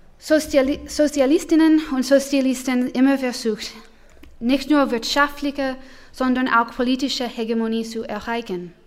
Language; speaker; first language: German; non-native, learner; English